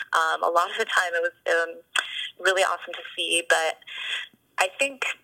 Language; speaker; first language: English; native; English